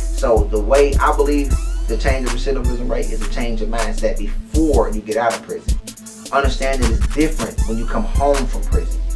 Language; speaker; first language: English; native; English